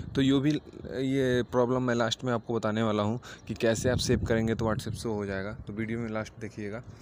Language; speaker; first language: Hindi; native; Hindi